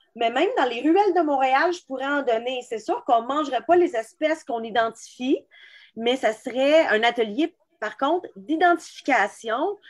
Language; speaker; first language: French; native; French